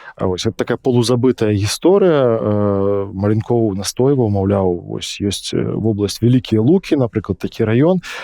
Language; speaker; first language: Belarusian; non-native, local second language; Russian